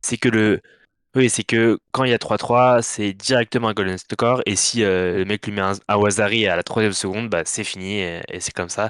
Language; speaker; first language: French; native; French